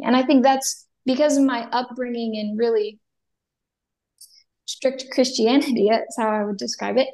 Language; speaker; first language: English; native; English